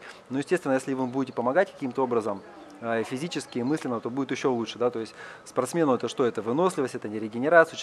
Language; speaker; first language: Russian; native; Russian